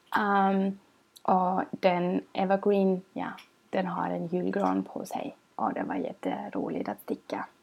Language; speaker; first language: Swedish; non-native, fluent; German